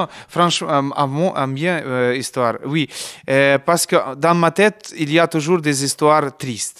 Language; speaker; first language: French; non-native, learner; Ukrainian